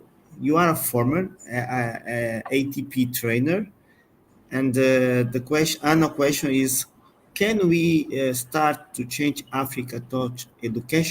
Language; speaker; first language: English; non-native, learner; Portuguese